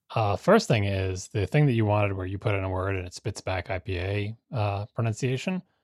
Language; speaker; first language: English; native; English